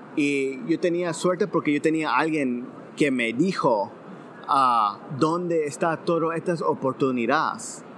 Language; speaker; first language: Spanish; early bilingual, heritage; Spanish